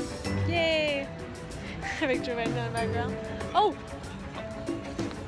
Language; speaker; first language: Korean; non-native, fluent; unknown